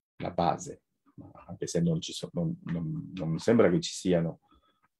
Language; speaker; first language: Italian; non-native, fluent; Japanese